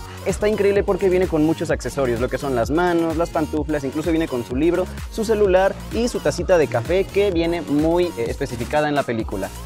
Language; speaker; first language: Spanish; native; Spanish